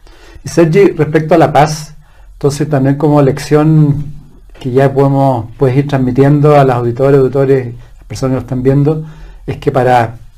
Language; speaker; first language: Spanish; native; Spanish